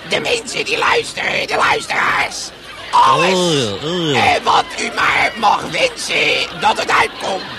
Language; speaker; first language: Dutch; native; Dutch